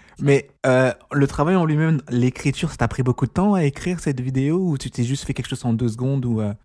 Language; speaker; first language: French; native; French